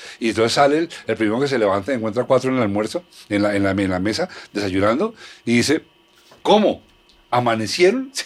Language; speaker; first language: Spanish; native; Spanish